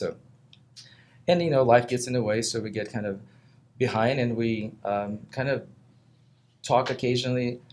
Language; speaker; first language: English; non-native, fluent; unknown